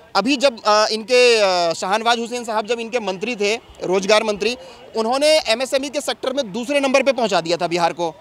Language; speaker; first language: Hindi; native; Hindi